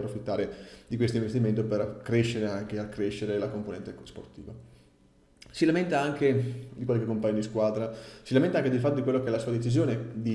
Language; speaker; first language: Italian; native; Italian